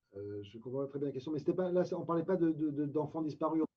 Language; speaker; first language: French; native; French